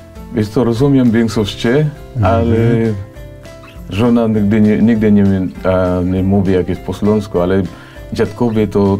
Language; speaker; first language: Polish; non-native, fluent; Cebuano